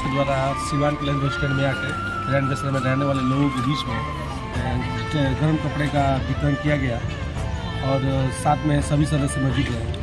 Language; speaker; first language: Hindi; native; Hindi